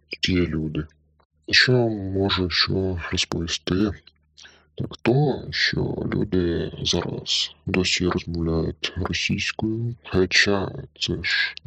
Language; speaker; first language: Ukrainian; non-native, local second language; Russian